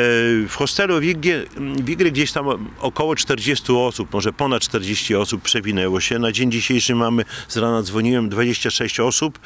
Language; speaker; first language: Polish; native; Polish